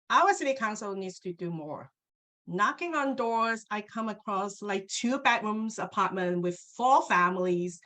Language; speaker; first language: English; non-native, local second language; Cantonese